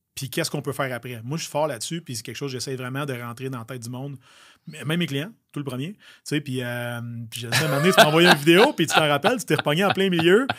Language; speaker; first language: French; native; French